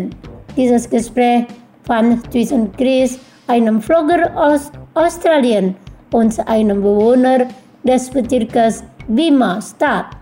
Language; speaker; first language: German; non-native, fluent; Indonesian